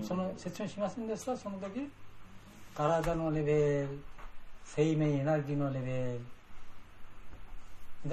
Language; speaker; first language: Japanese; non-native, learner; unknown